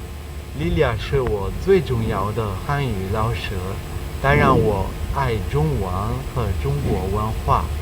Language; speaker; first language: Chinese; non-native, fluent; Italian